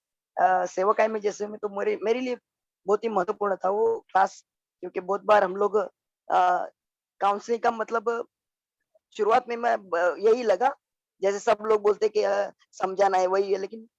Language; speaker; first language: Hindi; non-native, local second language; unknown